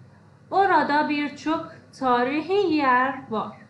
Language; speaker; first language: Turkish; non-native, fluent; Persian